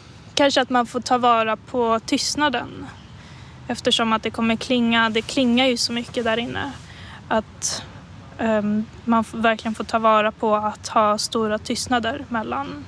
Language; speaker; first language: Swedish; native; Swedish